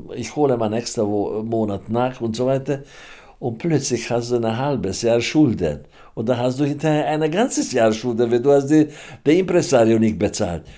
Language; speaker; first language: German; non-native, fluent; Hungarian